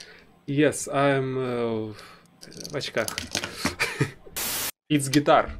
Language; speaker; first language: English; non-native, learner; Russian